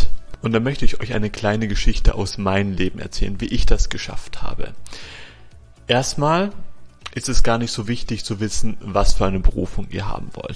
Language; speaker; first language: German; native; German